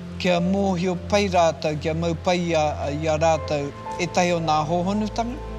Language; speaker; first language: Māori; native; Māori